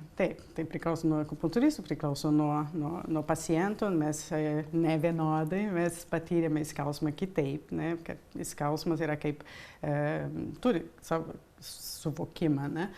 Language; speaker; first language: Lithuanian; early bilingual, heritage; Lithuanian